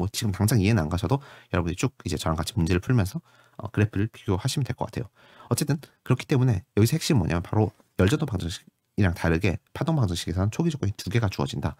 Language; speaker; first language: Korean; native; Korean